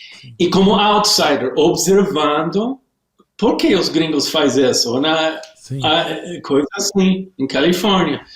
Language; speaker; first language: Portuguese; non-native, learner; English